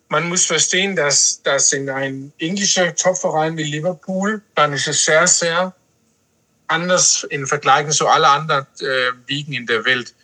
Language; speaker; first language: German; non-native, fluent; English